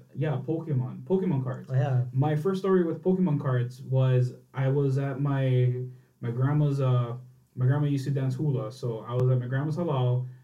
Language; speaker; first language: English; native; English